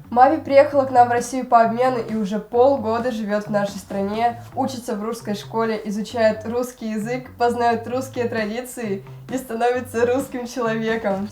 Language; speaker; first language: Russian; native; Russian